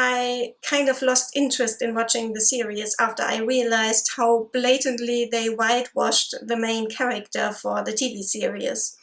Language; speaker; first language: English; non-native, fluent; German